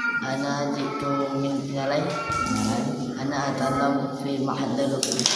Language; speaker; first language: Arabic; non-native, learner; Indonesian